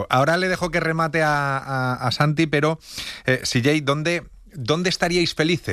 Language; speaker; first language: Spanish; native; Spanish